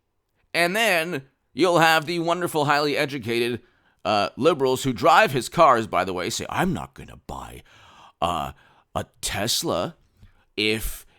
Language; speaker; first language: English; native; English